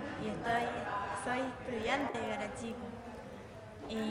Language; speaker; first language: Spanish; non-native, learner; German